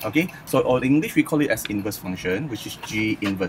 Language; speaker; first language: English; non-native, local second language; Malay